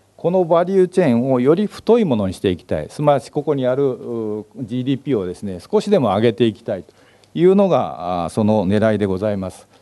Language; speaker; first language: Japanese; native; Japanese